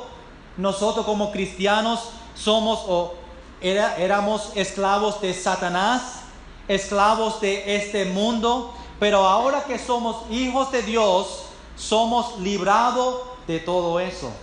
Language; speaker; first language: Spanish; non-native, fluent; English